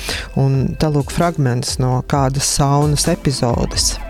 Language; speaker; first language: Latvian; native; Latvian